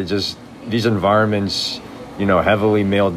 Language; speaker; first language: English; native; English